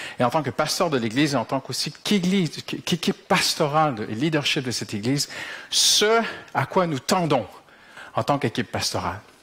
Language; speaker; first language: French; native; French